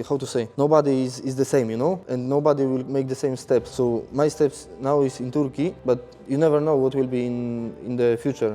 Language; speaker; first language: English; non-native, fluent; Polish